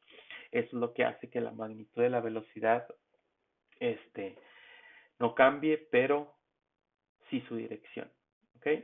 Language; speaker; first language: Spanish; native; Spanish